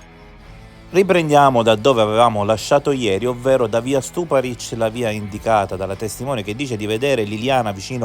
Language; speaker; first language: Italian; native; Italian